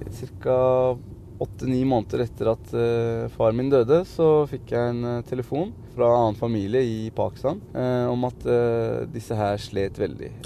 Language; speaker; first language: Norwegian; early bilingual, other home language; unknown